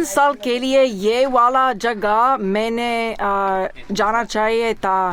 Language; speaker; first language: Hindi; non-native, learner; English